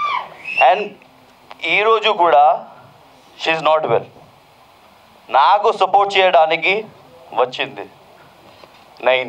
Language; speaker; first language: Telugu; non-native, local second language; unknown